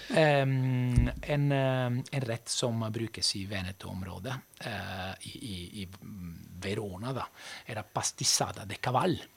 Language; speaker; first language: Norwegian; non-native, fluent; Italian